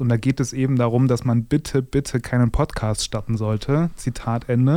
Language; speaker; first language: German; native; German